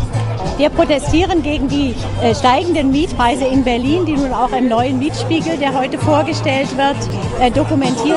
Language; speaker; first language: German; native; German